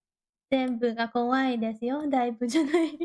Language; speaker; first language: Japanese; non-native, learner; Thai